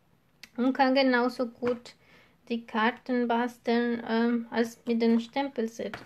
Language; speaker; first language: German; non-native, fluent; Spanish